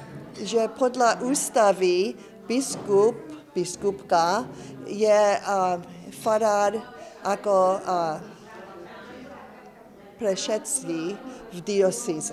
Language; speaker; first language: Slovak; early bilingual, heritage; English